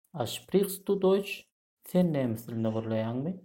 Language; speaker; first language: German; non-native, fluent; Turkmen